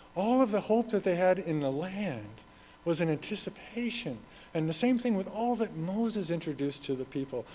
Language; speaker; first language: English; native; English